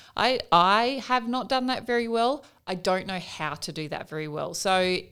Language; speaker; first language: English; native; English